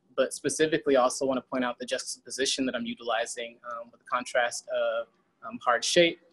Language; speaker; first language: English; native; English